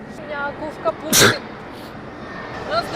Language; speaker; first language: Polish; non-native, learner; Ukrainian